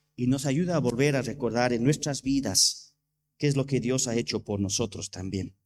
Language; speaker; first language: Spanish; non-native, fluent; English